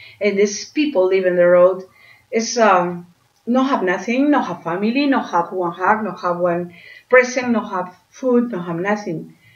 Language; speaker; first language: English; non-native, learner; Spanish